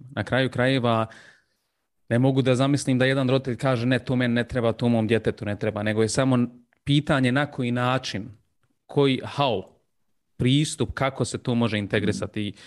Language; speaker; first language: Croatian; early bilingual, heritage; Bosnian